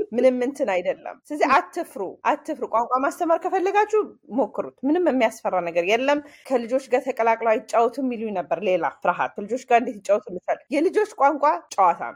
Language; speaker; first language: Amharic; early bilingual, heritage; Amharic